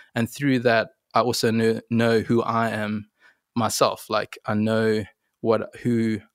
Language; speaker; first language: English; native; English